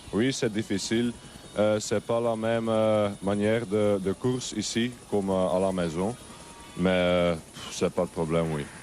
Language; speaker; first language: French; non-native, learner; Dutch